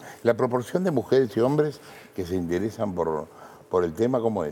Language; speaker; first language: Spanish; native; Spanish